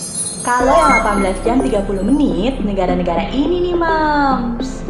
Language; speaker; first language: Indonesian; native; Indonesian